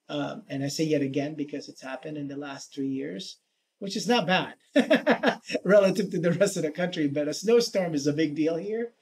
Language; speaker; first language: English; native; English